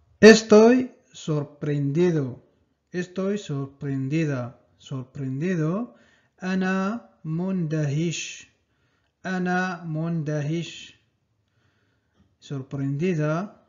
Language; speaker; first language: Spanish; non-native, fluent; Arabic